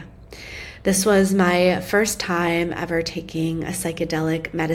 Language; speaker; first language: English; native; English